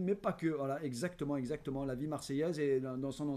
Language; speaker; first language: French; native; French